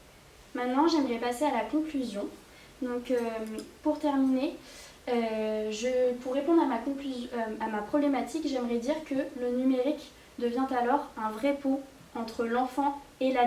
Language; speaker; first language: French; native; French